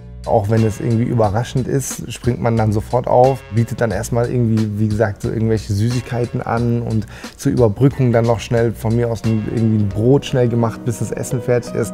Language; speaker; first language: German; early bilingual, other home language; Turkish